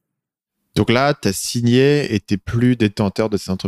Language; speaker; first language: French; native; French